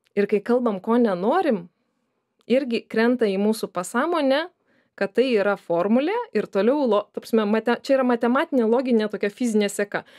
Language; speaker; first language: Lithuanian; native; Lithuanian